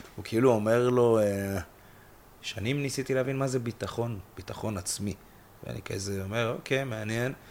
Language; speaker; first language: Hebrew; native; Hebrew